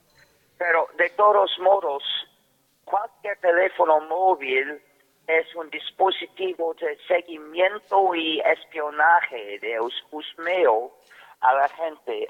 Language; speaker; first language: Spanish; non-native, fluent; English